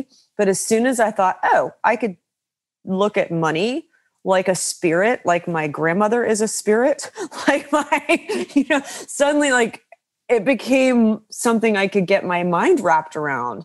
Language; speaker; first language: English; native; English